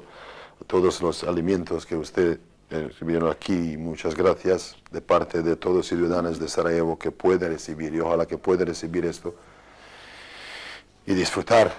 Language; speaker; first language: Spanish; non-native, fluent; Bosnian